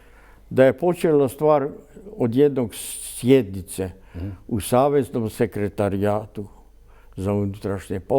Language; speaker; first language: Croatian; native; Croatian